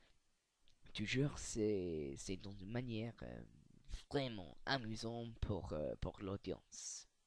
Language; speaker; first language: French; non-native, learner; English